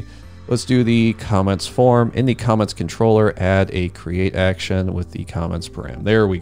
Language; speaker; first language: English; native; English